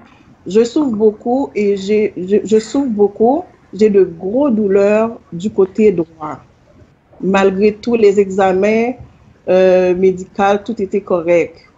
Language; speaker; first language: French; non-native, local second language; Haitian Creole